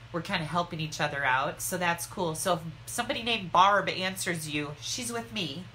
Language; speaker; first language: English; native; English